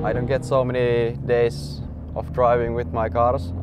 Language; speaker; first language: English; non-native, fluent; Finnish